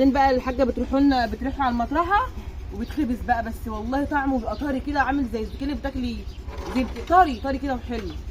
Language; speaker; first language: Arabic; native; Arabic